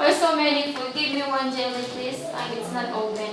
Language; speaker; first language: English; non-native, fluent; Korean